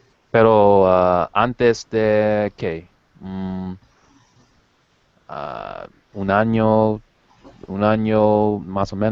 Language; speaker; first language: Spanish; non-native, learner; English